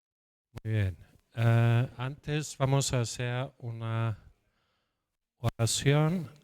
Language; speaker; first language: Spanish; non-native, fluent; Danish